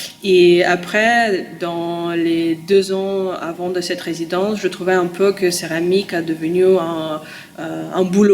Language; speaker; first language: French; non-native, learner; Russian